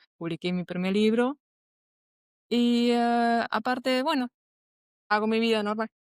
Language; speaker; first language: Spanish; non-native, fluent; German